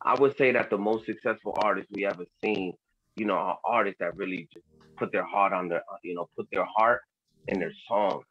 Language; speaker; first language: English; early bilingual, other home language; Spanish